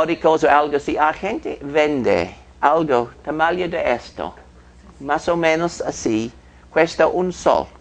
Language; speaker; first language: Spanish; non-native, fluent; English